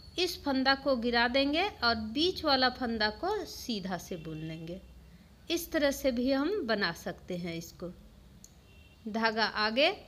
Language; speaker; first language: Hindi; native; Hindi